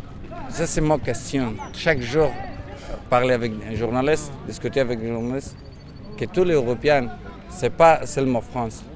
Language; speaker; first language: French; non-native, learner; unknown